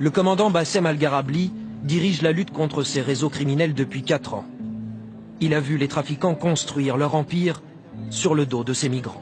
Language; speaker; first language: French; native; French